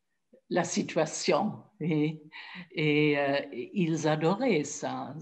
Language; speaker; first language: French; non-native, fluent; German